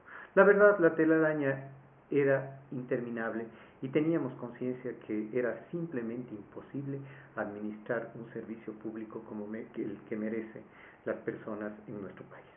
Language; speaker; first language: Spanish; native; Spanish